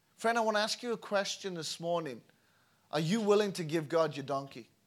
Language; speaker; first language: English; native; English